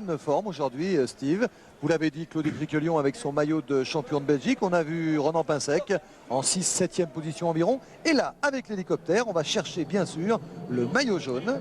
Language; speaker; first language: French; native; French